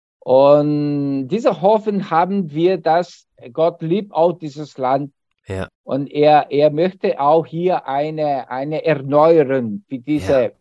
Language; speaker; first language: German; non-native, learner; Portuguese